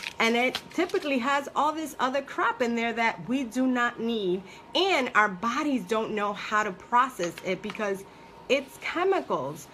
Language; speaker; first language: English; early bilingual, other home language; Spanish